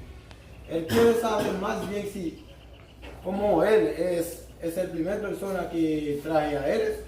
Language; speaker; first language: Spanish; non-native, learner; Haitian Creole